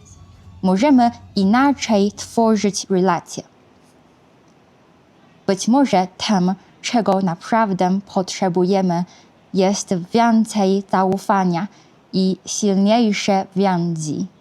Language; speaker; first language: Polish; non-native, fluent; Chinese